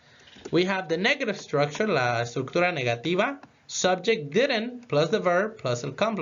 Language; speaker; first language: English; non-native, fluent; Spanish